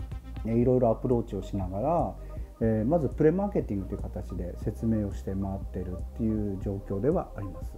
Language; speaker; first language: Japanese; native; Japanese